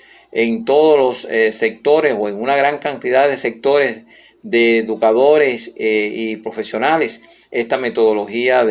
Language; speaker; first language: Spanish; native; Spanish